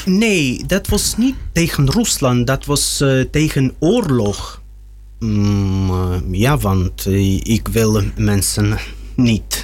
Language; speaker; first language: Dutch; non-native, learner; Russian